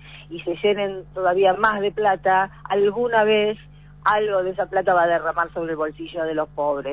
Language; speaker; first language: Spanish; native; Spanish